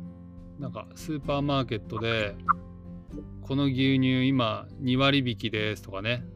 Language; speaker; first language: Japanese; native; Japanese